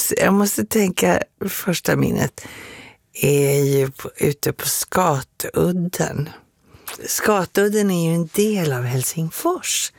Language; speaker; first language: Swedish; native; Swedish